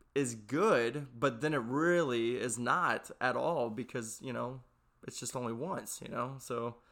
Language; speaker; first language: English; native; English